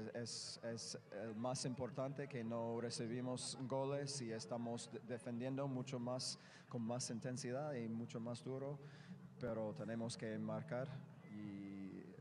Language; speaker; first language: Spanish; non-native, learner; English